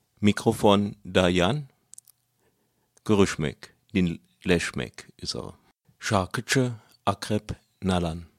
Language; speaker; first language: Turkish; non-native, learner; German